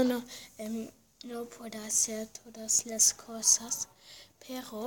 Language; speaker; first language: Spanish; early bilingual, heritage; Spanish